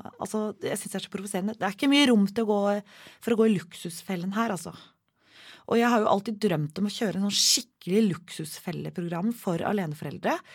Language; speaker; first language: Norwegian; native; Norwegian